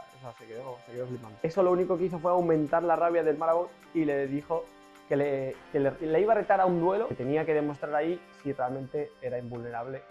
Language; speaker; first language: Spanish; native; Spanish